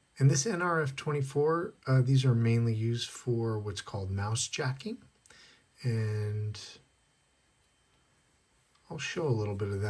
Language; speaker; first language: English; native; English